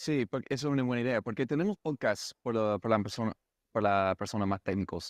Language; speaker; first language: Spanish; non-native, fluent; English